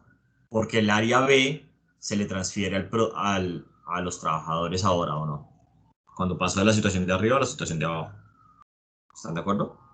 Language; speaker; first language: Spanish; native; Spanish